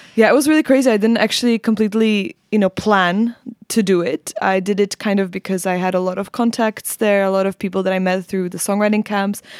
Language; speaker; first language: English; non-native, fluent; Czech